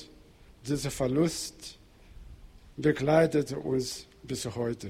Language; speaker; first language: German; non-native, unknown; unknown